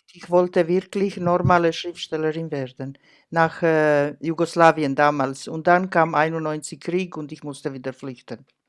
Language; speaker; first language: German; non-native, learner; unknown